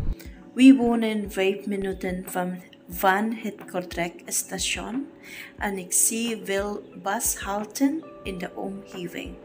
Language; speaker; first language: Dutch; non-native, learner; Filipino